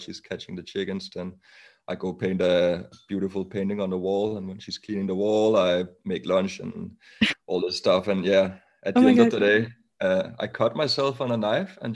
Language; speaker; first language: English; non-native, fluent; Danish